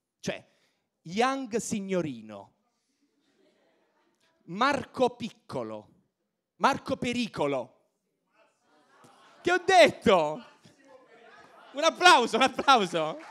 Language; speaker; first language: Italian; native; Italian